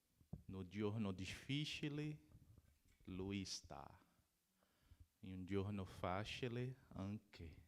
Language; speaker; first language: Italian; non-native, learner; Portuguese